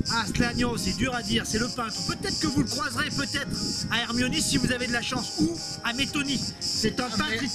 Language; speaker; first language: French; native; French